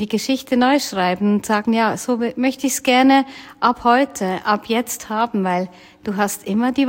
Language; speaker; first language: German; native; German